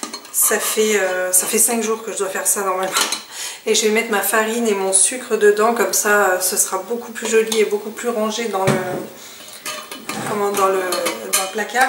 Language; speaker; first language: French; native; French